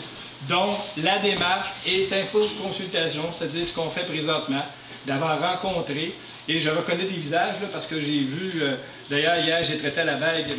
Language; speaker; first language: French; native; French